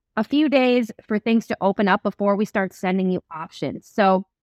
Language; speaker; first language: English; native; English